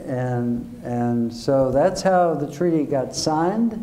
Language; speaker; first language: English; native; English